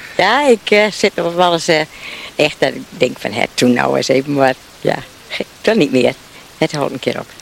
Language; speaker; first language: Dutch; native; Dutch